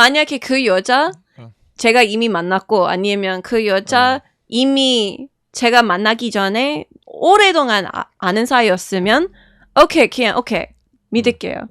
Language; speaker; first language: Korean; non-native, fluent; English